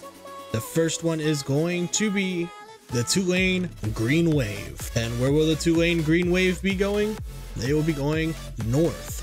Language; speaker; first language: English; native; English